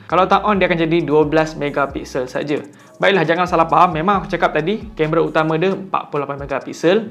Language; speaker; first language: Malay; native; Malay